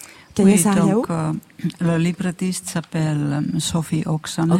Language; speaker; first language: French; non-native, fluent; Finnish